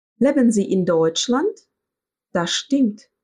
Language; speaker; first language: German; non-native, fluent; Russian